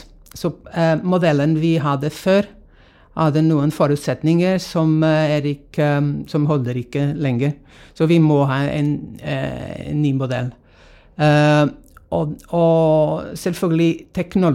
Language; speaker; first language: Norwegian; non-native, fluent; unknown